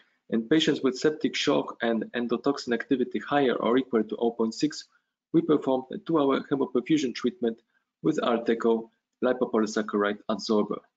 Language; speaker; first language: English; non-native, fluent; Polish